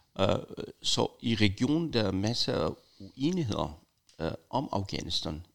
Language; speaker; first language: Danish; non-native, fluent; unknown